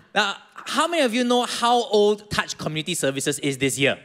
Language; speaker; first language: English; native; English